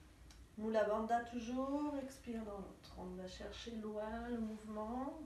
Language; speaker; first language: French; native; French